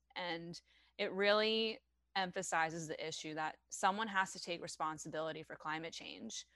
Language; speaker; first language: English; non-native, fluent; French